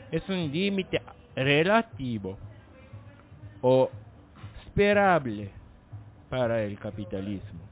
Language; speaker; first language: Spanish; non-native, learner; Japanese